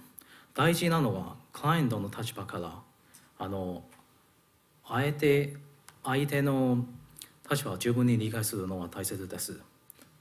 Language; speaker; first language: Japanese; non-native, learner; Cantonese